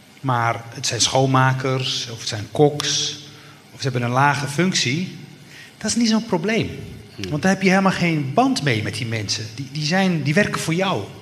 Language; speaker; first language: Dutch; early bilingual, other home language; Riffian